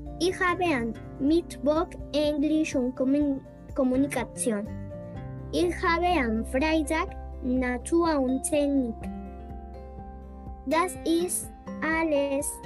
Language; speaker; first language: German; non-native, learner; Spanish